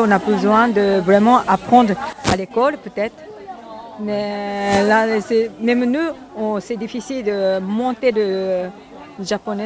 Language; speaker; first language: French; non-native, learner; Japanese